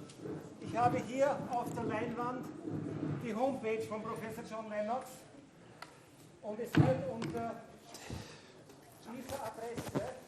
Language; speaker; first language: German; native; German